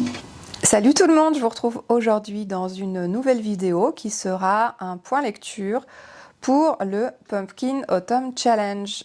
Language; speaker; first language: French; native; French